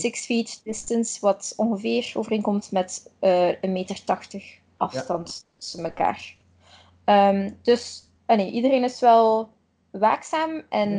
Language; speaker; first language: Dutch; native; Dutch